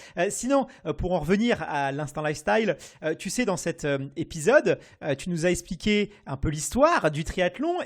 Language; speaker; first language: French; native; French